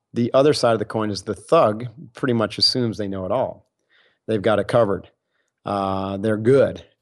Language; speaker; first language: English; native; English